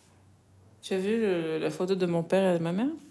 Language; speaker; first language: French; non-native, local second language; Arabic